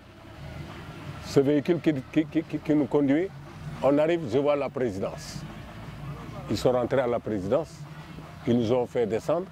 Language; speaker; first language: French; non-native, local second language; Wolof